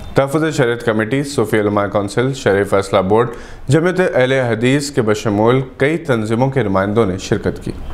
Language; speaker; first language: Urdu; native; Urdu